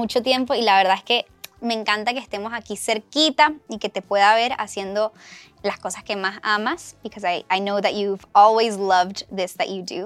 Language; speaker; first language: Spanish; early bilingual, heritage; Spanish